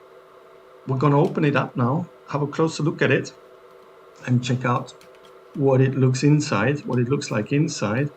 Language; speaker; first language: English; non-native, fluent; German